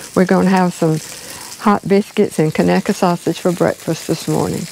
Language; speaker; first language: English; native; English